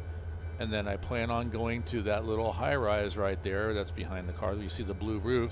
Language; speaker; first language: English; native; English